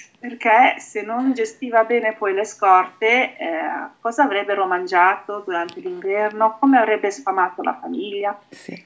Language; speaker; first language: Italian; native; Italian